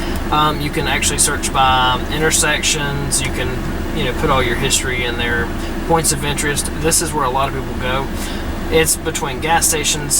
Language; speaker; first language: English; native; English